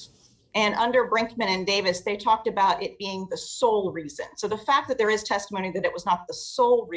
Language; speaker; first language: English; native; English